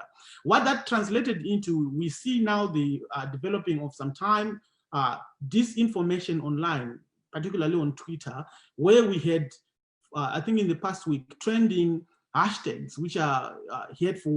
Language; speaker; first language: English; non-native, local second language; Shona